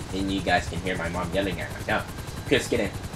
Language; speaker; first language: English; native; English